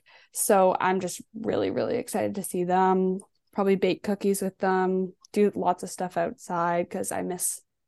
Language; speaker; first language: English; native; English